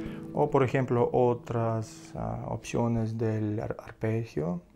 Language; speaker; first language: Spanish; non-native, learner; Russian